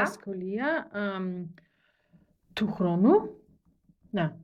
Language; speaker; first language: Greek; non-native, learner; German